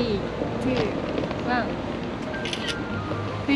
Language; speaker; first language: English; non-native, learner; Japanese